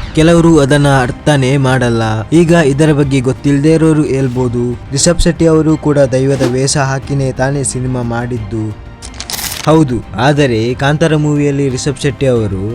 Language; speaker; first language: Kannada; non-native, local second language; Tulu